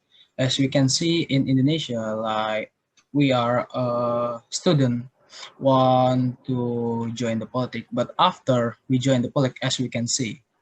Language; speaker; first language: English; non-native, learner; Indonesian